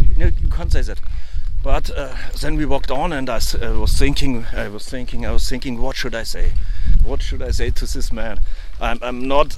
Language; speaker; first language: English; non-native, learner; German